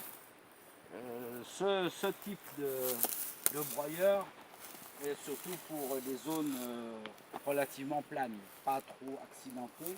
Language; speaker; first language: French; native; French